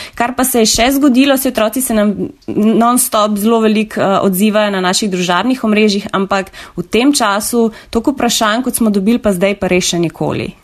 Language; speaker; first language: Slovenian; native; Slovenian